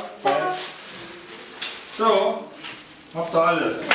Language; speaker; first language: German; native; German